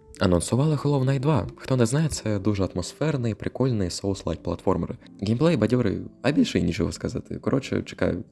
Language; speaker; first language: Ukrainian; non-native, local second language; Russian